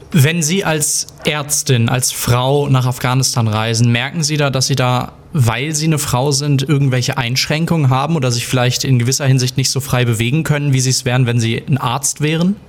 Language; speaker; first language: German; native; German